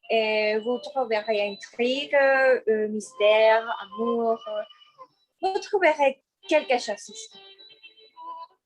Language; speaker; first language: French; non-native, learner; Spanish